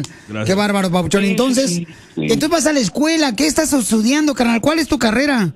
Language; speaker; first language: Spanish; native; Spanish